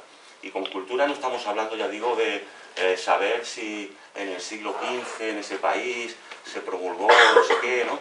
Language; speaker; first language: Spanish; native; Spanish